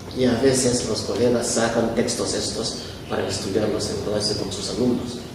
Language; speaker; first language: Spanish; non-native, fluent; Wolof